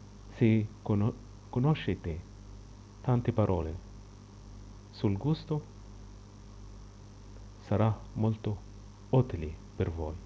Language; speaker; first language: Italian; non-native, fluent; Arabic